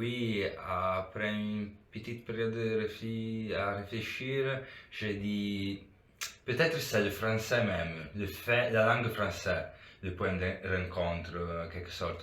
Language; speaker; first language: French; non-native, local second language; Italian